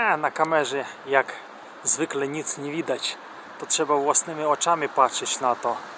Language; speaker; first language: Polish; non-native, fluent; Russian